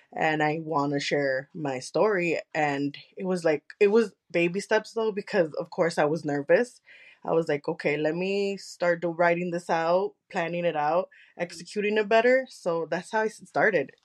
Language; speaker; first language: English; early bilingual, other home language; Spanish